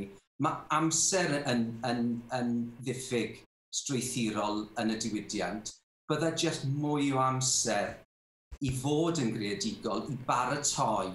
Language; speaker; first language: Welsh; native; Welsh